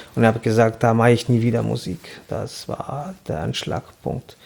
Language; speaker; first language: German; non-native, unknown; Albanian